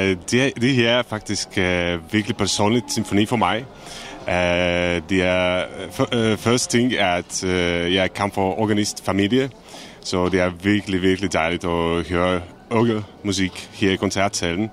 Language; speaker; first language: Danish; non-native, fluent; Czech